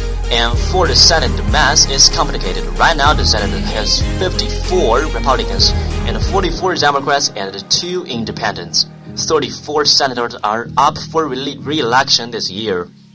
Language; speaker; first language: English; non-native, fluent; Chinese